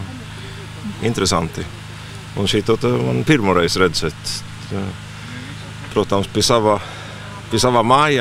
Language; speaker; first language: Latvian; non-native, learner; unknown